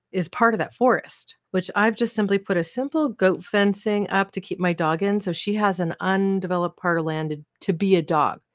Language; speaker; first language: English; native; English